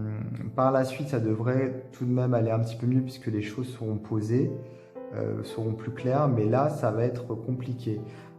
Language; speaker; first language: French; native; French